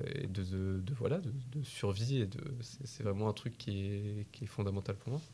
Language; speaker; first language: French; native; French